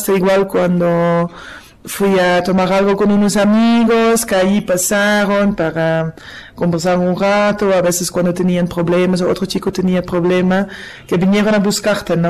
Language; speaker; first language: Spanish; non-native, fluent; Dutch